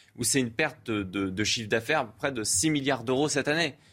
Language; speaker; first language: French; native; French